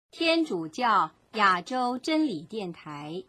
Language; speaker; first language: Chinese; native; Chinese